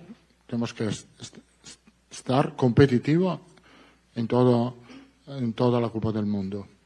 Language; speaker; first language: Portuguese; non-native, fluent; Italian